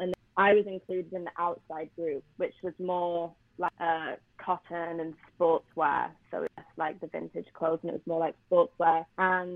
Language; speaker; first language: English; native; English